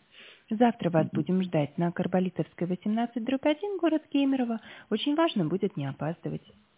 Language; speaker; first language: Russian; native; Russian